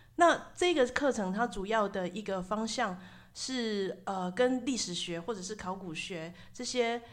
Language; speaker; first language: Chinese; native; Chinese